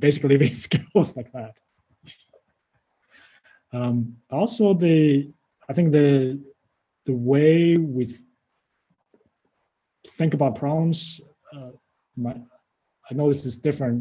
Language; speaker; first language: English; non-native, fluent; Chinese